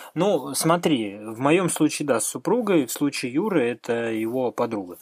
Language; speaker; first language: Russian; native; Russian